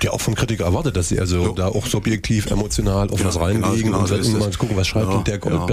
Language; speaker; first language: German; native; German